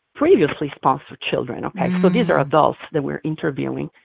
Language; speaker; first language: English; non-native, fluent; Italian